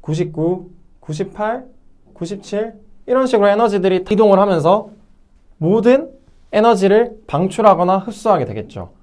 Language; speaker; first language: Korean; native; Korean